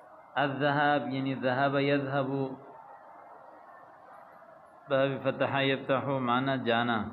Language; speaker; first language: Arabic; non-native, fluent; Urdu